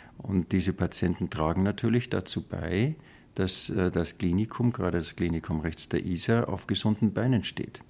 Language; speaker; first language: German; native; German